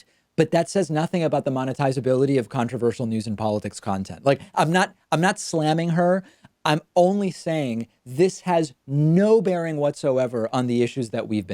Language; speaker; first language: English; native; English